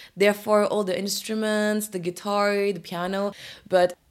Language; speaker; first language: English; non-native, fluent; French